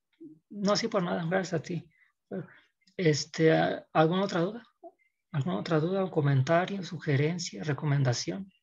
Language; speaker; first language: Spanish; native; Spanish